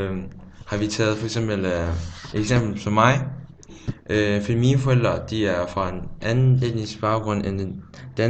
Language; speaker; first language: Danish; early bilingual, other home language; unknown